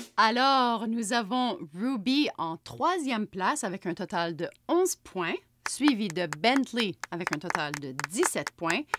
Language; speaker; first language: French; native; French